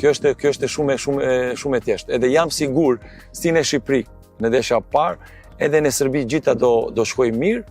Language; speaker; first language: Albanian; non-native, learner; Serbian